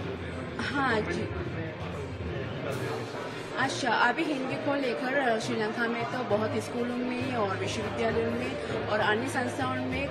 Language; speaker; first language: Hindi; non-native, fluent; Sinhala